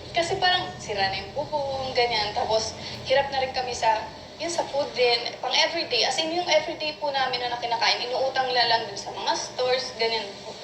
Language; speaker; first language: Filipino; non-native, local second language; Cebuano